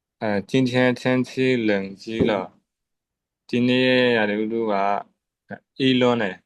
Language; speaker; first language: Chinese; non-native, learner; Burmese